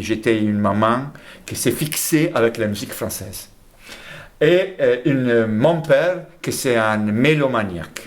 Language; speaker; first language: French; non-native, fluent; Italian